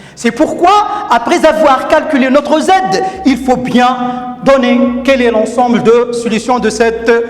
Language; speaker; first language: French; non-native, local second language; Arabic